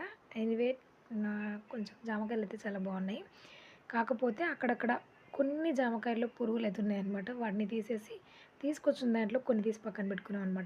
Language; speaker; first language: Telugu; native; Telugu